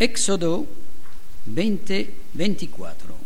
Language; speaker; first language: Spanish; non-native, learner; French